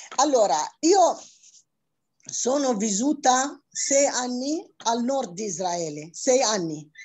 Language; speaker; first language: Italian; non-native, fluent; Arabic